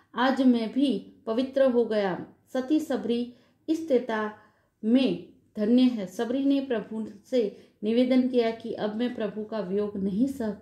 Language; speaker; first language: Hindi; non-native, local second language; Gujarati